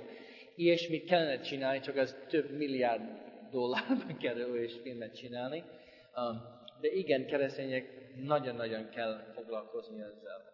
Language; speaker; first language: Hungarian; non-native, fluent; English